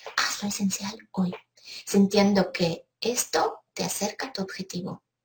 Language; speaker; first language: Spanish; non-native, fluent; Ukrainian